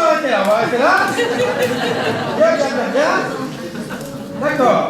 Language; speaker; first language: French; native; French